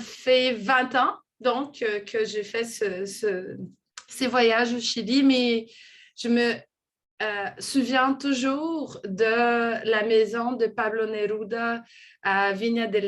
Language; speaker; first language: French; non-native, fluent; Portuguese